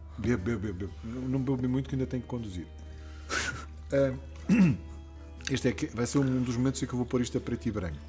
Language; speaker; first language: Portuguese; native; Portuguese